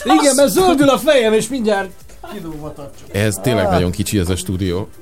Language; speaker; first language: Hungarian; native; Hungarian